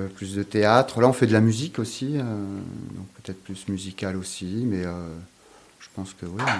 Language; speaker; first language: French; native; French